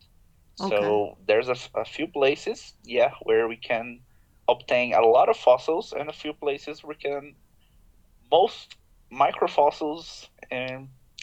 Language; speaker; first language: English; non-native, fluent; Portuguese